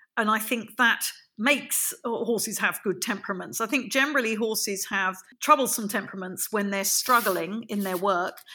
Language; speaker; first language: English; native; English